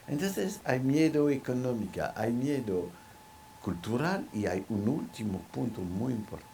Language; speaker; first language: Spanish; non-native, local second language; French